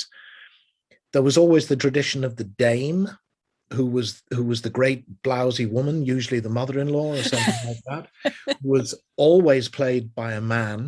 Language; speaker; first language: English; native; English